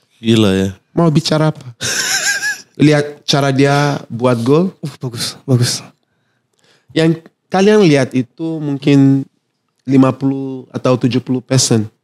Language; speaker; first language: Indonesian; non-native, fluent; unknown